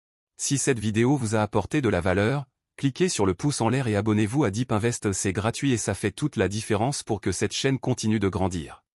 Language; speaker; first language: French; native; French